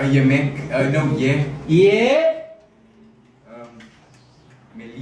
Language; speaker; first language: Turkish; non-native, learner; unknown